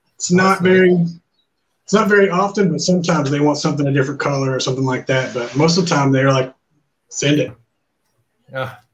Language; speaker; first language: English; native; English